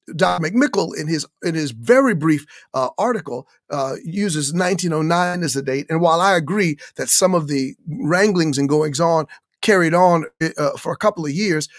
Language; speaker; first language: English; native; English